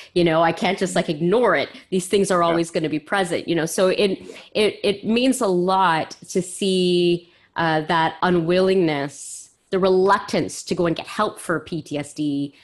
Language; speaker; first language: English; native; English